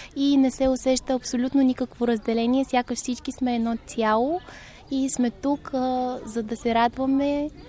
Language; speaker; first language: Bulgarian; native; Bulgarian